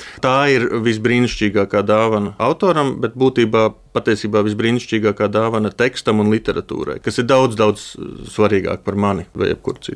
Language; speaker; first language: Latvian; native; Latvian